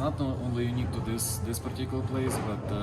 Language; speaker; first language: English; non-native, fluent; Russian